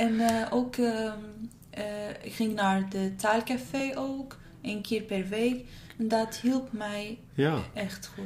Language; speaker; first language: Dutch; non-native, learner; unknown